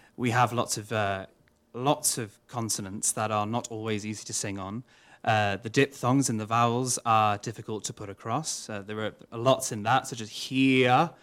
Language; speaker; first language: English; non-native, local second language; Welsh